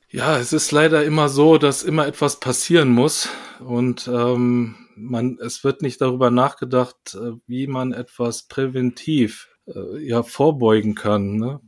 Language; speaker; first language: German; early bilingual, other home language; Korean